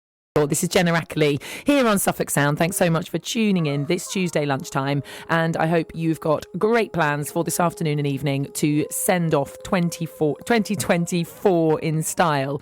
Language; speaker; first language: English; native; English